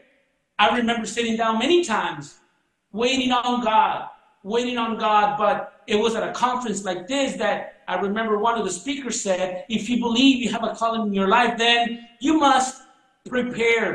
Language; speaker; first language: English; early bilingual, other home language; Spanish